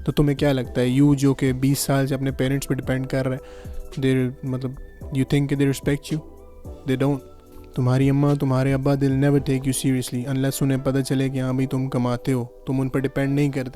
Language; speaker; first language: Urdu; non-native, local second language; Punjabi